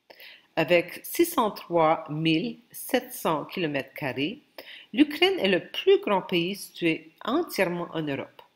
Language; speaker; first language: French; non-native, local second language; Ukrainian